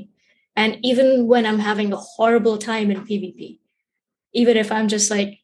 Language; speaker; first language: English; non-native, local second language; Hindi